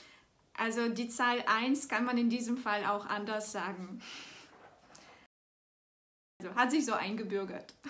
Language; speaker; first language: German; non-native, fluent; Russian